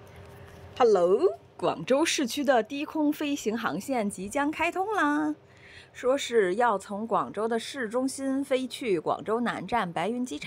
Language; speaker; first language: Chinese; native; Chinese